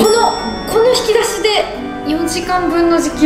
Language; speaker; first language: Japanese; native; Japanese